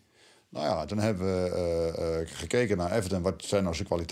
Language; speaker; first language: Dutch; native; Dutch